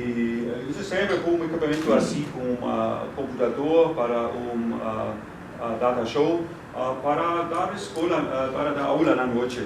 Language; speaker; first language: Portuguese; non-native, fluent; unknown